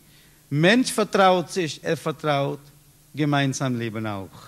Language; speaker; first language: German; non-native, learner; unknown